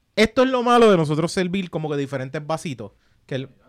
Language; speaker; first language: Spanish; native; Spanish